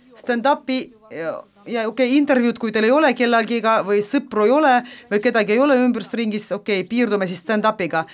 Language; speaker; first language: Estonian; non-native, local second language; Russian